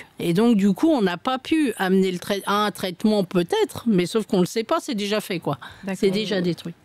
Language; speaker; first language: French; native; French